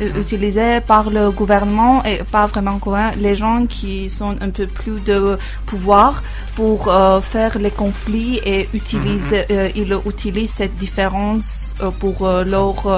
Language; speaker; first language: French; non-native, learner; Armenian